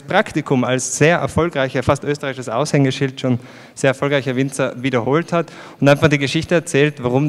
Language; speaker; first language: German; native; German